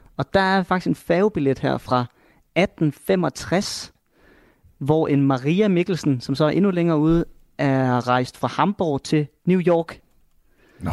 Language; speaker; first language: Danish; native; Danish